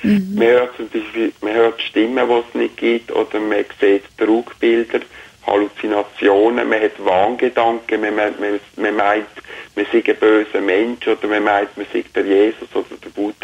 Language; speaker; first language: German; native; German